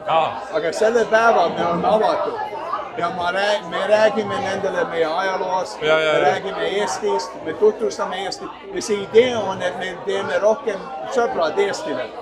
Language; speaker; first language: Estonian; early bilingual, heritage; Estonian